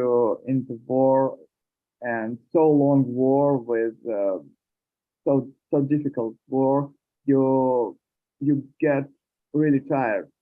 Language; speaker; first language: English; non-native, learner; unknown